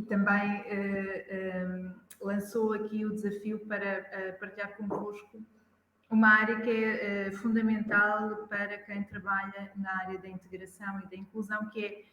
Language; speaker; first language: Portuguese; native; Portuguese